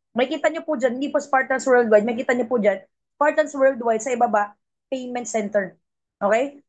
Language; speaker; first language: Filipino; non-native, local second language; Cebuano